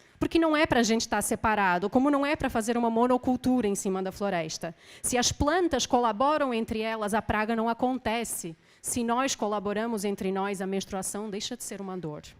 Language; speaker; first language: Portuguese; native; Portuguese